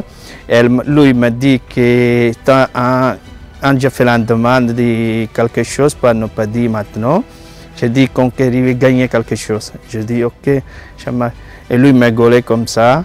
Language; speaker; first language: French; non-native, learner; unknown